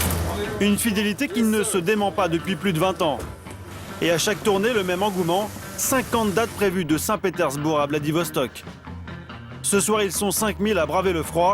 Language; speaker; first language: French; native; French